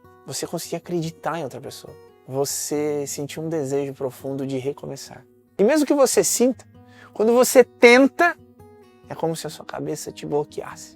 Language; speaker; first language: Portuguese; native; Portuguese